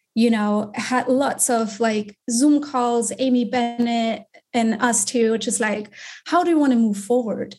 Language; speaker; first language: English; non-native, fluent; German